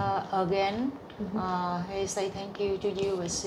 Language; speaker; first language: English; non-native, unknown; Vietnamese